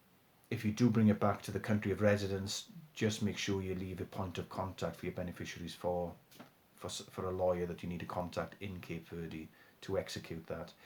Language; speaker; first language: English; native; English